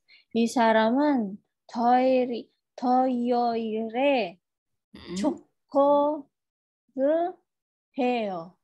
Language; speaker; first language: Korean; non-native, learner; Indonesian